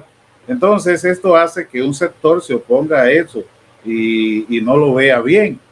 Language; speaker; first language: Spanish; native; Spanish